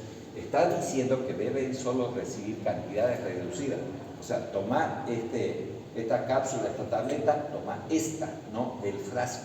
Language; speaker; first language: Spanish; native; Spanish